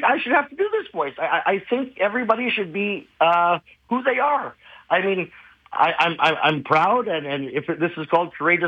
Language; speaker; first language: English; native; English